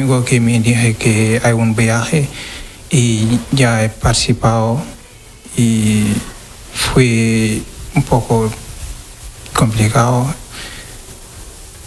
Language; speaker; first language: Spanish; non-native, learner; Wolof